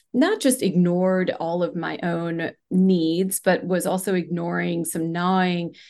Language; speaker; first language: English; non-native, local second language; Hindi